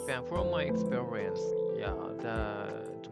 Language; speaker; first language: English; non-native, learner; Japanese